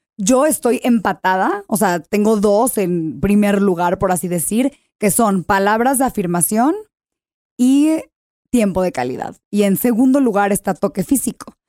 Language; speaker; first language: Spanish; early bilingual, heritage; English